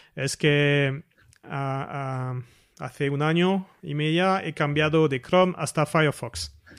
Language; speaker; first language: Spanish; non-native, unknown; French